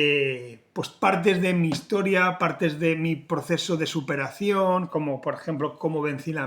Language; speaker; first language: Spanish; native; Spanish